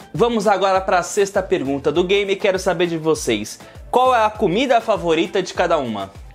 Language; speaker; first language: Portuguese; native; Portuguese